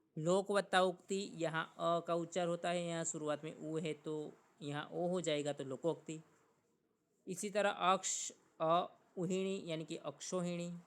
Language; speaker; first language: Hindi; non-native, local second language; Gujarati